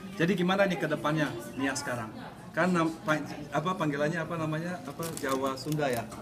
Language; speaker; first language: Indonesian; native; Indonesian